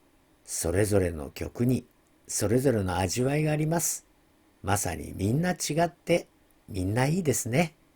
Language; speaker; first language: Japanese; native; Japanese